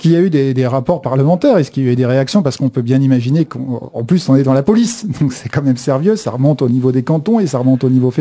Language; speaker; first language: French; native; French